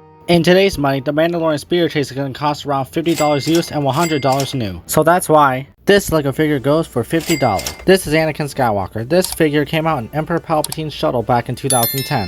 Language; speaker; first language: English; native; English